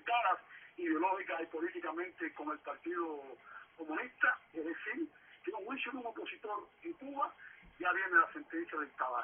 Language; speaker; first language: Spanish; native; Spanish